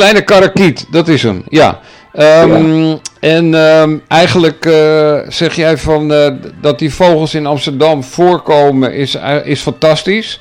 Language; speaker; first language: Dutch; native; Dutch